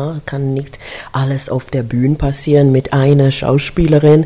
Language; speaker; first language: German; non-native, learner; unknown